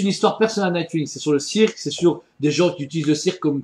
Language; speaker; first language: French; native; French